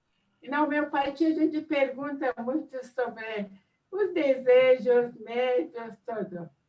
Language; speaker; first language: Portuguese; non-native, fluent; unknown